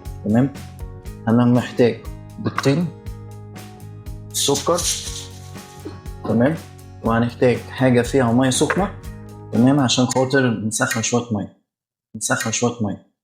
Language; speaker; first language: Arabic; native; Arabic